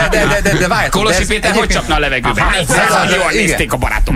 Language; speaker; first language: Hungarian; native; Hungarian